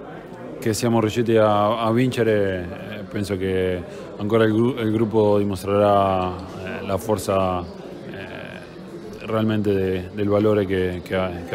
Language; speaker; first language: Italian; non-native, fluent; Spanish